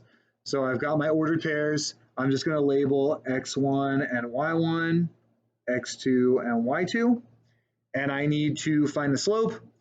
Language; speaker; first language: English; native; English